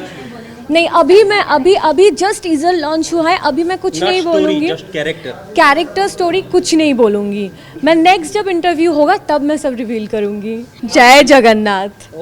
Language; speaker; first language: Hindi; non-native, local second language; Bangla